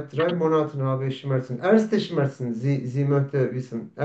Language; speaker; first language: German; non-native, learner; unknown